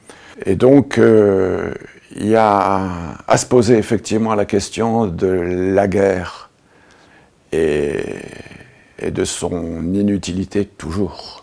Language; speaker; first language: French; native; French